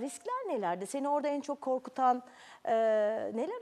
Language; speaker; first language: Turkish; native; Turkish